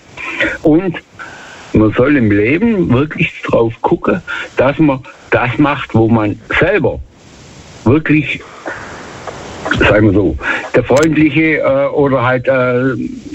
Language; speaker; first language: German; native; German